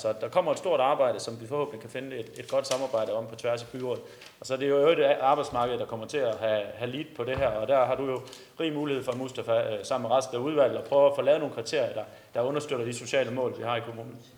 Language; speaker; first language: Danish; native; Danish